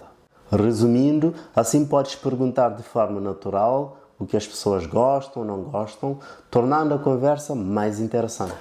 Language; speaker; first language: Portuguese; non-native, local second language; Kabuverdianu